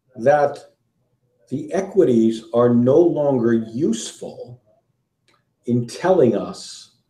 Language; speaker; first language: English; native; English